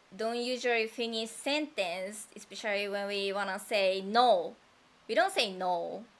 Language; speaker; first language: English; non-native, fluent; Japanese